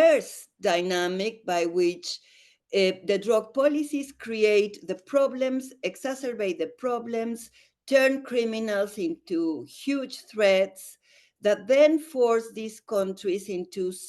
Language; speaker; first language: English; non-native, fluent; Spanish